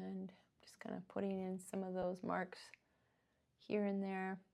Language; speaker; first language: English; native; English